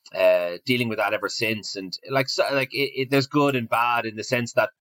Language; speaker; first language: English; native; English